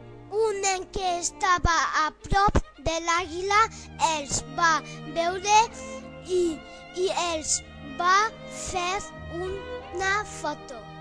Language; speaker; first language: Catalan; non-native, learner; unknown